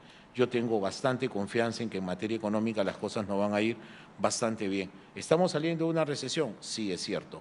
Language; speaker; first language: Spanish; native; Spanish